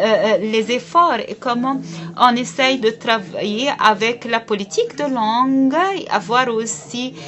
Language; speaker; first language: French; non-native, fluent; Arabic